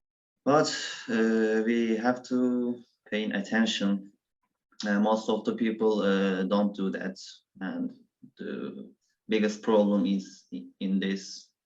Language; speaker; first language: English; non-native, learner; Turkish